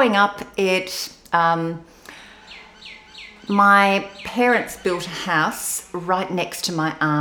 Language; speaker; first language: English; non-native, local second language; Venetian